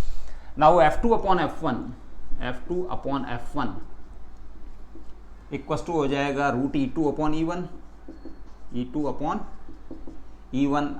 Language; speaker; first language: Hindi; native; Hindi